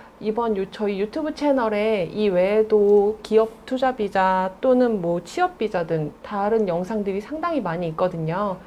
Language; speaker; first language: Korean; native; Korean